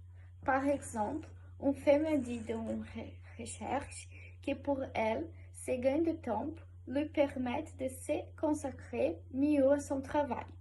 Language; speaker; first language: French; non-native, learner; Portuguese